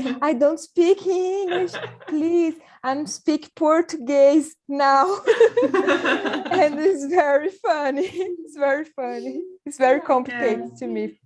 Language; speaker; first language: English; non-native, learner; Portuguese